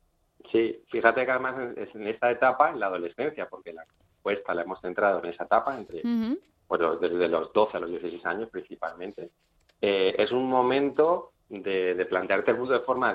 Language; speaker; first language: Spanish; native; Spanish